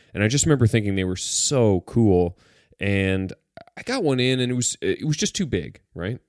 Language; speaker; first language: English; native; English